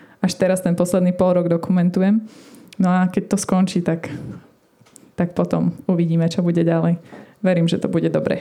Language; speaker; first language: Slovak; native; Slovak